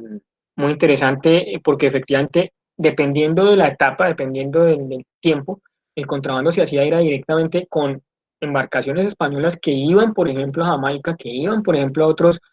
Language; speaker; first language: Spanish; native; Spanish